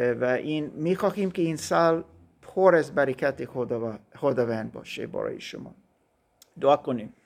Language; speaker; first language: Persian; non-native, learner; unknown